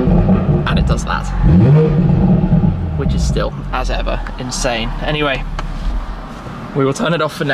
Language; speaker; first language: English; native; English